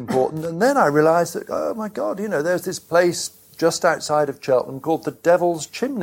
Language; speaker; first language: English; native; English